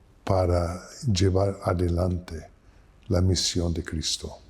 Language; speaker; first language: Spanish; non-native, fluent; English